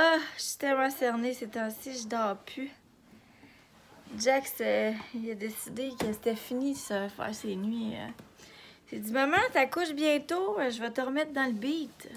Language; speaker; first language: French; native; French